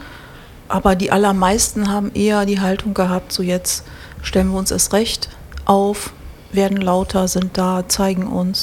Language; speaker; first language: German; native; German